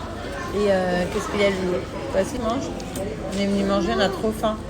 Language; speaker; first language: French; native; French